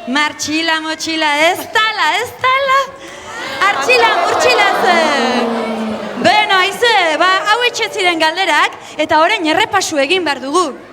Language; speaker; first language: Basque; native; Basque